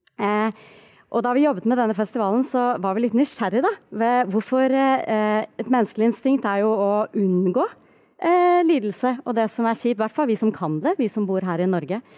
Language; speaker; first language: Norwegian; native; Norwegian